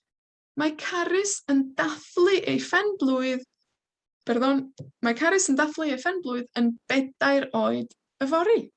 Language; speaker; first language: Welsh; non-native, fluent; Spanish